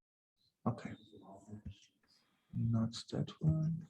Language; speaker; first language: English; non-native, fluent; Portuguese